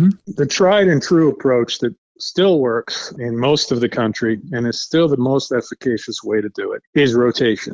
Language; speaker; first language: English; native; English